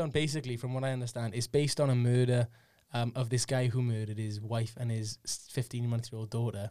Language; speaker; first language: English; native; English